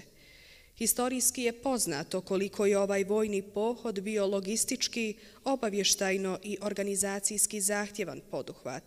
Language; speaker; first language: Bosnian; native; Bosnian